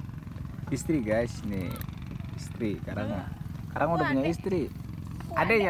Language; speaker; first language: Indonesian; native; Indonesian